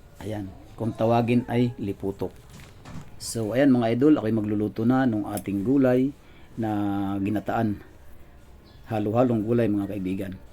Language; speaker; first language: Filipino; non-native, local second language; Cebuano